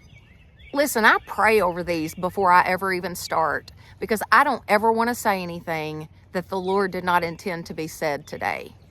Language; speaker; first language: English; native; English